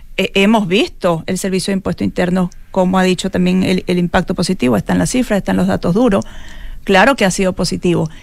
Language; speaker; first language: Spanish; native; Spanish